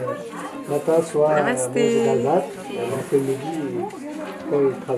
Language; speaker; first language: French; non-native, learner; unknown